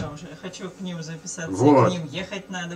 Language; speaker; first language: Russian; native; Russian